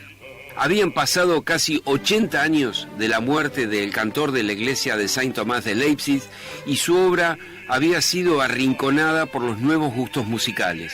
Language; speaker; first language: Spanish; native; Spanish